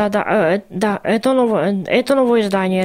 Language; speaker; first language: Russian; non-native, learner; Czech